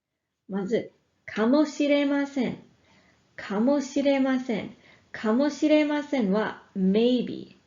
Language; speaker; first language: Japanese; non-native, fluent; English